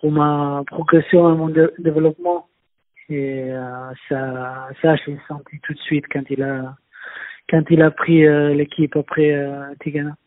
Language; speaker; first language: French; non-native, fluent; Swedish